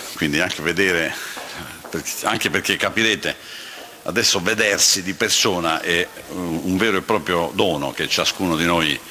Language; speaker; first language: Italian; native; Italian